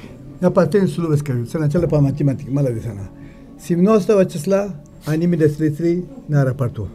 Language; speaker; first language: Russian; non-native, learner; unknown